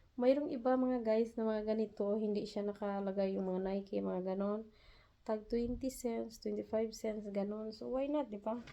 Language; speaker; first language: Filipino; non-native, local second language; Cebuano